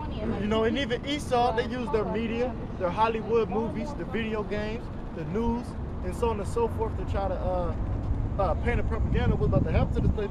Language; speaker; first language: English; native; English